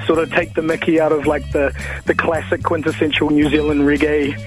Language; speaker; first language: English; native; English